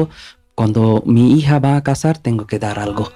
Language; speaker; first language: Spanish; non-native, learner; Bangla